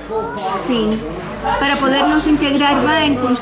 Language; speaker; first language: Portuguese; non-native, learner; Spanish